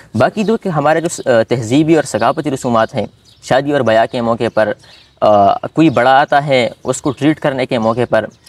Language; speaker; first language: Urdu; non-native, local second language; Pashto